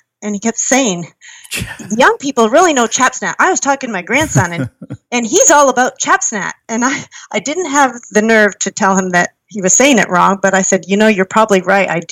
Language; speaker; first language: English; native; English